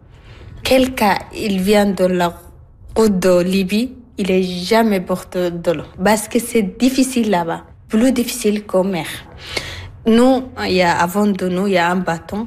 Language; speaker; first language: French; non-native, learner; Arabic